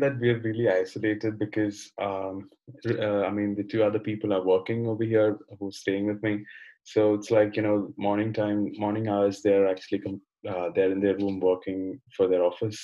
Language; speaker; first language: English; non-native, local second language; Malayalam